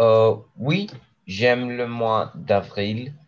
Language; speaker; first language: French; non-native, learner; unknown